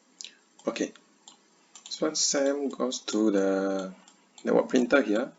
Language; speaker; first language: English; non-native, learner; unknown